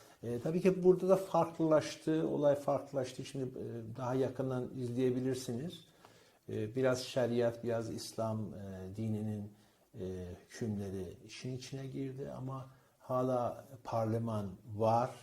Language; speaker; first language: Turkish; non-native, fluent; Azerbaijani